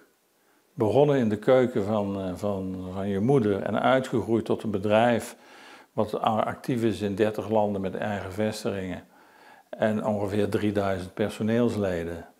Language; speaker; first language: Dutch; native; Dutch